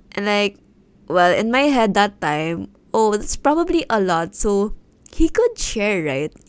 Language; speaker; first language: English; non-native, local second language; Filipino